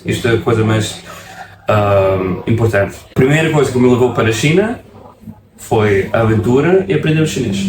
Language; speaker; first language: Portuguese; non-native, fluent; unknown